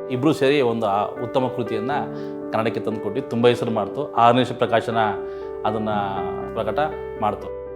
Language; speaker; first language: Kannada; native; Kannada